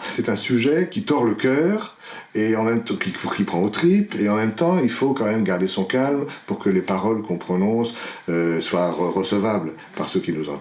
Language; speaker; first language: French; native; French